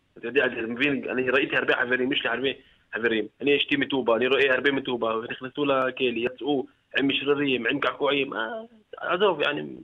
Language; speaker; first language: Hebrew; non-native, local second language; Arabic